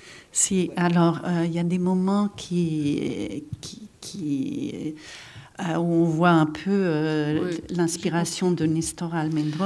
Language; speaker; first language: French; non-native, fluent; Catalan